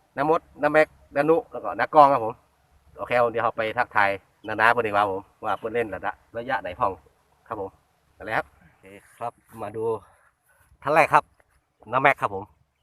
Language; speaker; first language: Thai; native; Thai